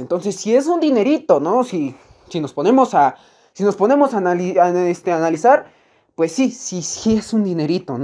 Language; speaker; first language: Spanish; native; Spanish